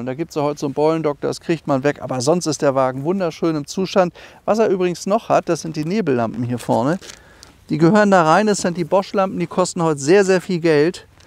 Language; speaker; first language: German; native; German